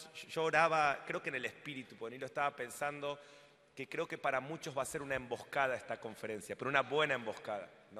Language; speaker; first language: Spanish; native; Spanish